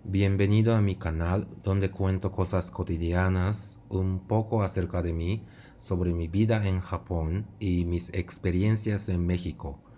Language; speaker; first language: Spanish; non-native, fluent; Japanese